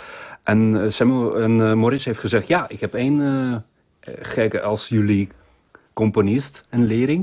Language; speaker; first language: Dutch; non-native, fluent; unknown